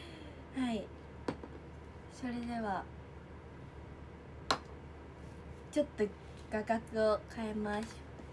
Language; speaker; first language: Japanese; native; Japanese